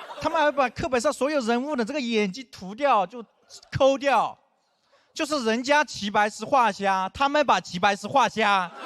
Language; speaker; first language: Chinese; non-native, local second language; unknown